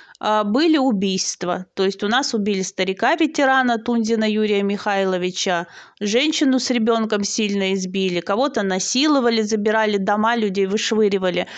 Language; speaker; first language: Russian; native; Russian